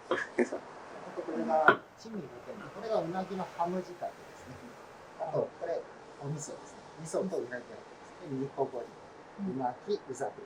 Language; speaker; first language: Japanese; native; Japanese